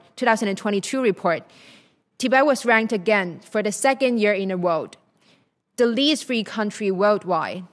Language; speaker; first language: English; non-native, local second language; Cantonese